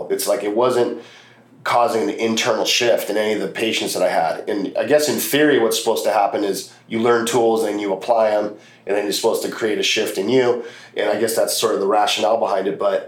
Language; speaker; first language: English; native; English